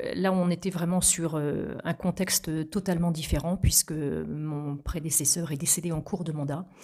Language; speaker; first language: French; native; French